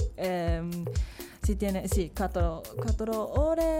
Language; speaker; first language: Italian; non-native, learner; Japanese